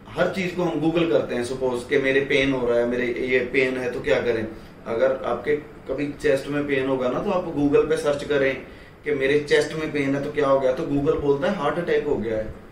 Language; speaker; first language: Hindi; non-native, local second language; Punjabi